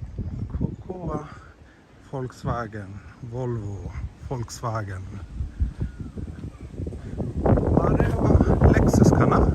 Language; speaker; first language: Japanese; non-native, fluent; Swedish